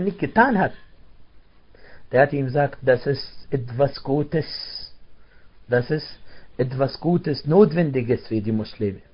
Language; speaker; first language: German; non-native, fluent; Arabic